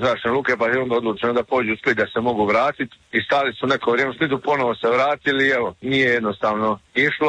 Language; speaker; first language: Serbian; native; Serbian